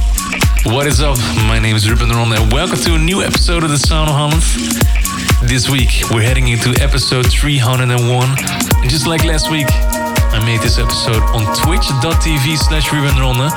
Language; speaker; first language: English; non-native, fluent; Dutch